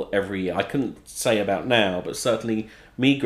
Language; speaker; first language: English; native; English